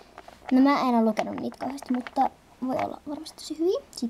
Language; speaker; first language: Finnish; native; Finnish